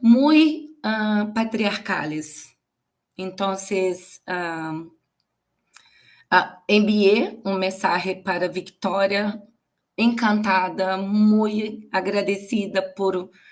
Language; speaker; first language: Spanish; non-native, learner; Portuguese